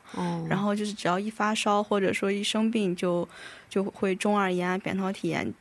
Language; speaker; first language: Chinese; native; Chinese